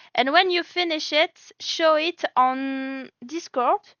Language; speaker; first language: English; non-native, learner; French